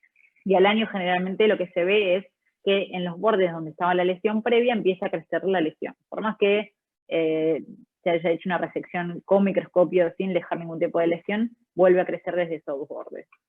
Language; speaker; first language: Spanish; native; Spanish